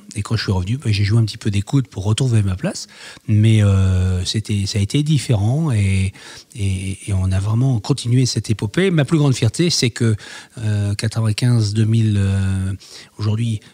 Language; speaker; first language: French; native; French